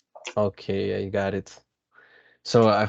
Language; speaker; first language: English; non-native, fluent; Spanish